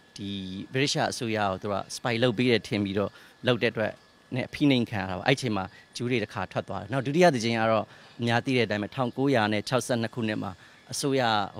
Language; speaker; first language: Burmese; native; Burmese